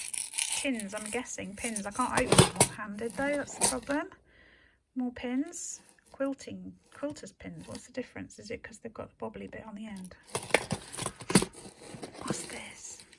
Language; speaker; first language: English; native; English